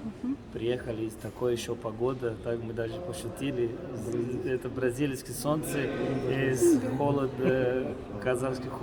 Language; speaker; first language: Russian; non-native, fluent; Portuguese